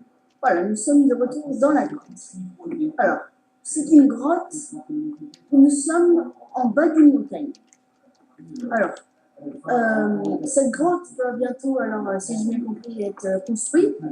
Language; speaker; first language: French; native; French